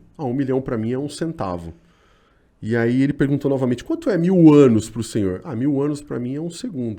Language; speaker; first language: Portuguese; native; Portuguese